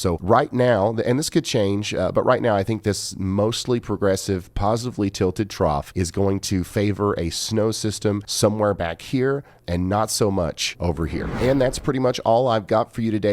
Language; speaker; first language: English; native; English